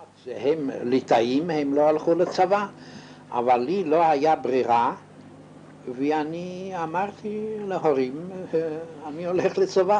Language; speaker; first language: Hebrew; non-native, fluent; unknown